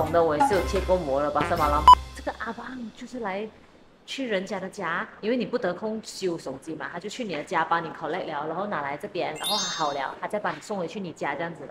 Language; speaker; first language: Chinese; native; Chinese